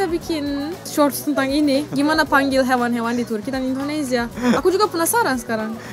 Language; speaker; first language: Indonesian; non-native, fluent; Turkish